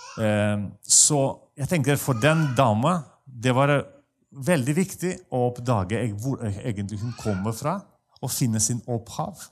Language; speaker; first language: Norwegian; non-native, fluent; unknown